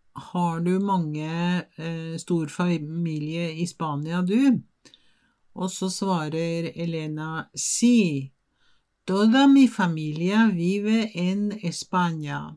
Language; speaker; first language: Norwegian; non-native, fluent; Spanish